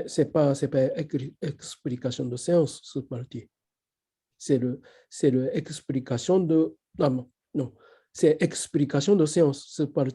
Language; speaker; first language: French; non-native, fluent; Japanese